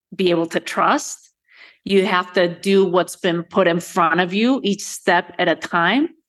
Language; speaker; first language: English; early bilingual, other home language; Spanish